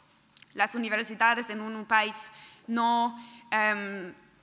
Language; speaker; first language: Spanish; non-native, fluent; German